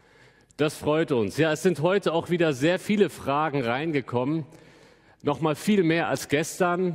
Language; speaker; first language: German; native; German